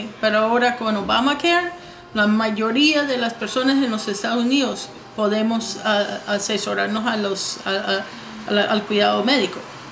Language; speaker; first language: Spanish; non-native, fluent; English